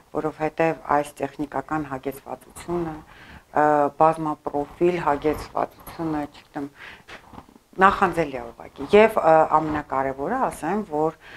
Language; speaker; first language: Armenian; early bilingual, heritage; Armenian